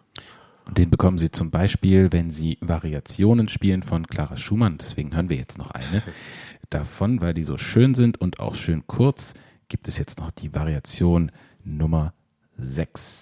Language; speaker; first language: German; native; German